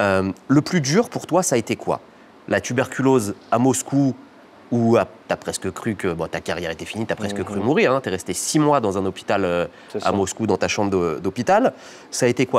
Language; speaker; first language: French; native; French